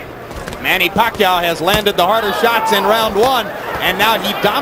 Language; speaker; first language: English; native; English